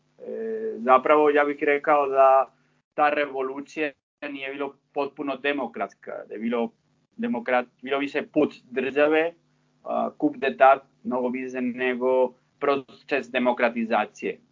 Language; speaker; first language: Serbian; non-native, fluent; Spanish